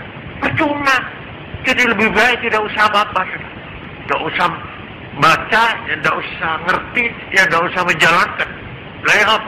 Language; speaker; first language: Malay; non-native, local second language; Javanese